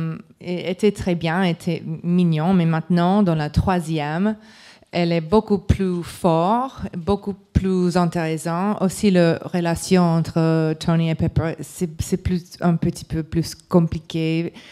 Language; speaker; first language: French; non-native, learner; English